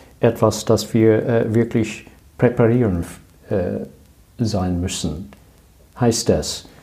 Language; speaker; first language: German; non-native, learner; English